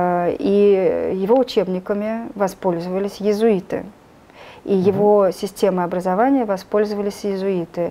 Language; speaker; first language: Russian; native; Russian